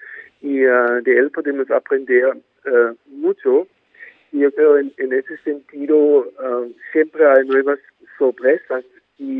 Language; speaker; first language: Spanish; non-native, fluent; German